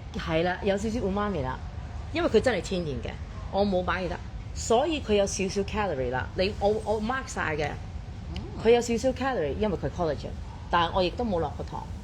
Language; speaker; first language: Cantonese; early bilingual, heritage; Cantonese